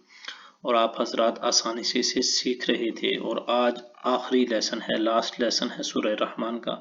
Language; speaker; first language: Urdu; native; Urdu